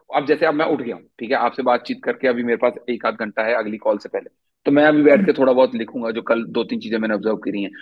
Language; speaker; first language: Hindi; native; Hindi